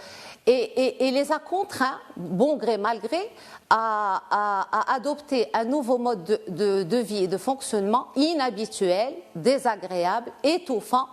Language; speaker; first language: French; non-native, local second language; Arabic